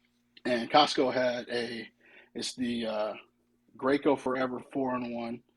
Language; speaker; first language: English; native; English